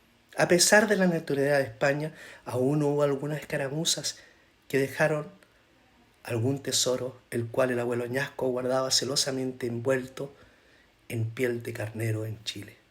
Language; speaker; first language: Spanish; native; Spanish